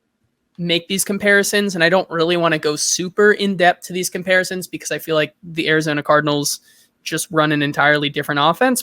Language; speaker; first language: English; native; English